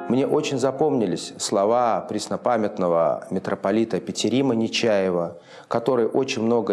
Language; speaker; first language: Russian; native; Russian